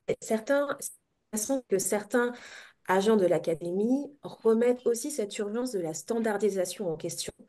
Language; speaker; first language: French; native; French